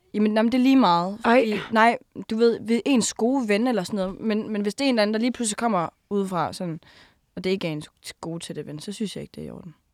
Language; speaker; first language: Danish; native; Danish